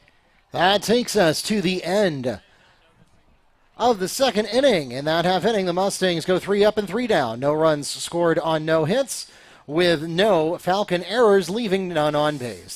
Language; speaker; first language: English; native; English